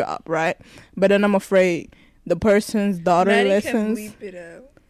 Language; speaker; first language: English; non-native, local second language; Rundi